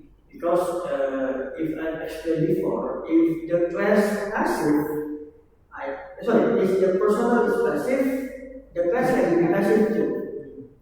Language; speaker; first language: English; non-native, learner; Indonesian